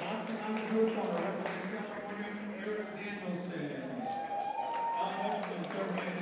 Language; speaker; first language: English; native; English